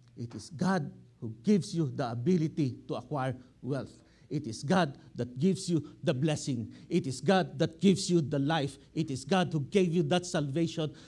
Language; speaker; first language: English; non-native, local second language; Filipino